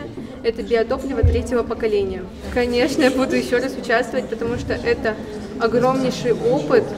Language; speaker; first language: Russian; native; Russian